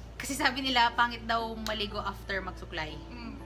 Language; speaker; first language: Filipino; non-native, local second language; Cebuano